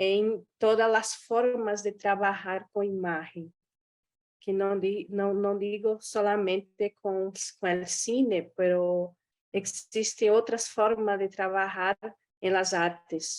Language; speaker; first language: Spanish; non-native, learner; Portuguese